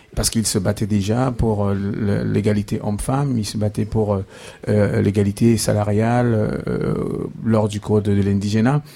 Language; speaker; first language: French; non-native, local second language; Basaa